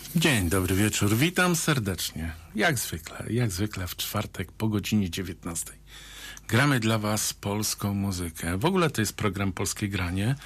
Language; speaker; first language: Polish; native; Polish